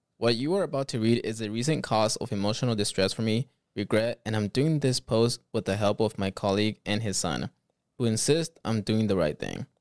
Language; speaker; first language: English; early bilingual, other home language; Spanish